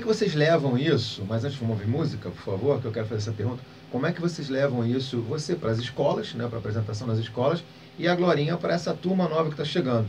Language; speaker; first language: Portuguese; native; Portuguese